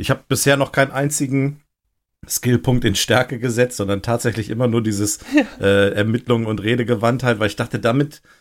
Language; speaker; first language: German; native; German